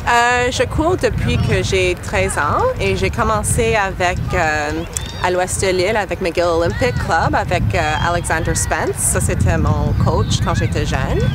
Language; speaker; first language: French; non-native, local second language; English